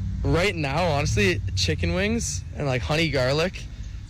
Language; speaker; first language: English; native; English